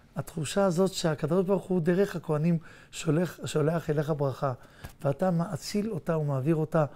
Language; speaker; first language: Hebrew; native; Hebrew